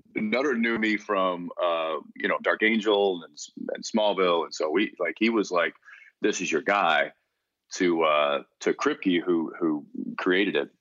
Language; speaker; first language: English; native; English